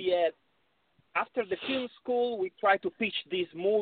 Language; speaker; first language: English; non-native, fluent; Italian